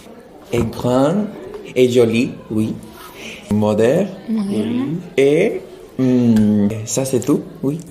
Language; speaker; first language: French; non-native, learner; Spanish